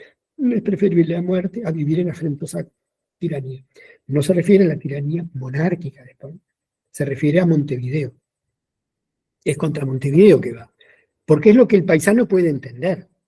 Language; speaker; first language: Spanish; native; Spanish